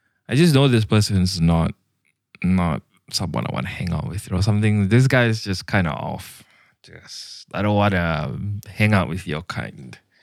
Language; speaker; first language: English; non-native, local second language; Malay